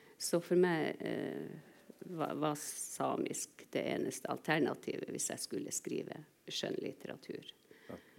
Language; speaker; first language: Norwegian; non-native, local second language; Northern Sami